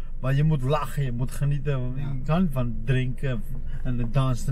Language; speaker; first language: Dutch; non-native, fluent; Armenian